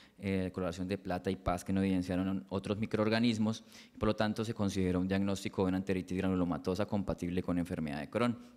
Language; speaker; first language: Spanish; native; Spanish